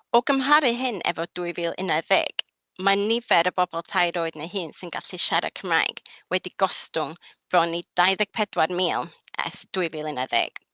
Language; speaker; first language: Welsh; native; Welsh